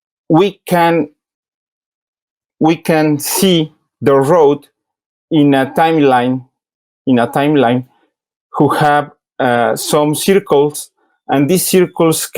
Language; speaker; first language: English; non-native, learner; Spanish